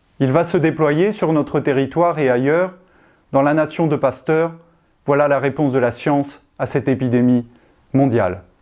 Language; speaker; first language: French; native; French